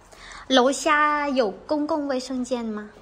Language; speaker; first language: Chinese; non-native, fluent; Vietnamese